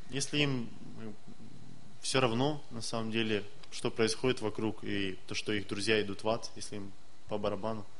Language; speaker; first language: Russian; native; Russian